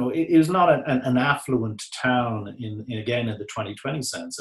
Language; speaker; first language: English; native; English